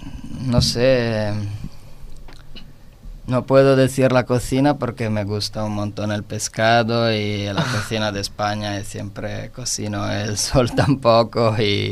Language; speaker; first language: Spanish; non-native, learner; Italian